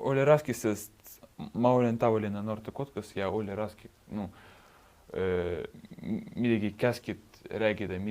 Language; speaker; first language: Estonian; non-native, local second language; Russian